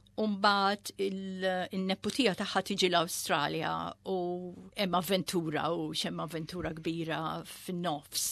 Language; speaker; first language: Maltese; early bilingual, heritage; Maltese